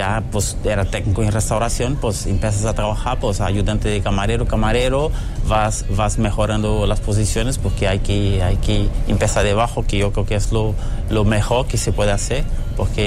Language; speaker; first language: Spanish; early bilingual, heritage; Portuguese